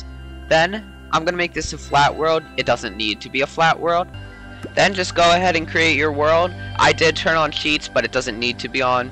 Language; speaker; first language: English; native; English